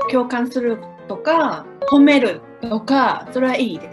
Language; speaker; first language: Japanese; non-native, fluent; Cantonese